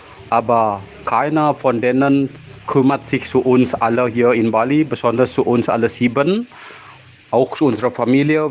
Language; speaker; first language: German; non-native, fluent; Indonesian